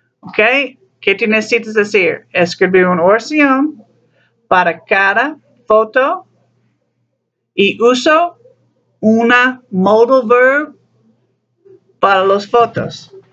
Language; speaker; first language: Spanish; non-native, learner; English